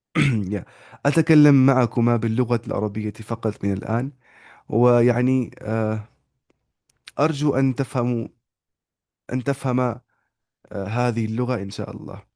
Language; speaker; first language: Arabic; non-native, fluent; Urdu